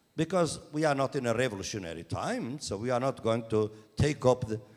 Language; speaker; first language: English; non-native, fluent; Portuguese